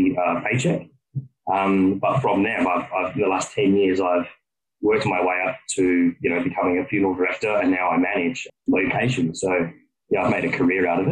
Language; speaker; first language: English; native; English